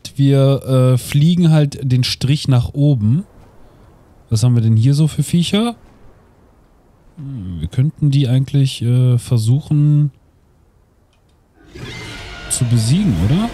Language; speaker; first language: German; native; German